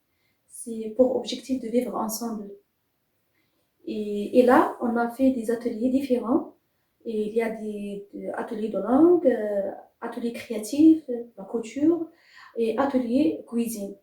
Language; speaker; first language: French; non-native, fluent; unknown